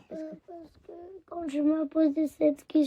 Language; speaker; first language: French; early bilingual, other home language; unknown